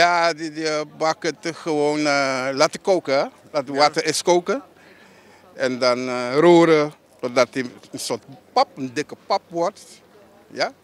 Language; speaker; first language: Dutch; non-native, local second language; Papiamento